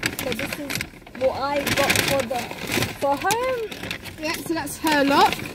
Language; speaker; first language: English; native; English